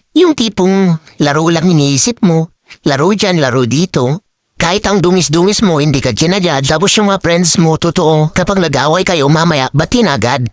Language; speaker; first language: Filipino; non-native, local second language; Iloko